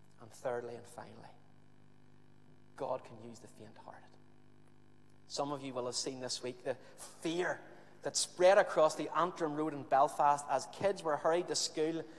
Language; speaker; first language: English; native; English